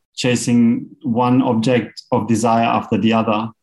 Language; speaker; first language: English; non-native, fluent; German